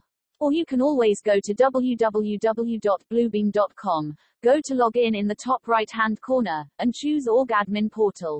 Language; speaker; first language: English; native; English